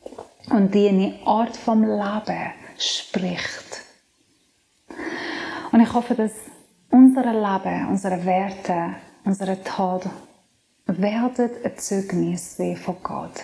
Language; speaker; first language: German; non-native, fluent; Persian